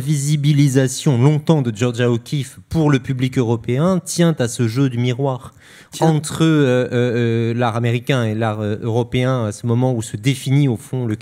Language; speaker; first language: French; native; French